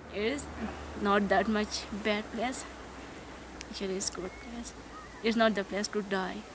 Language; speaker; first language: English; non-native, learner; Persian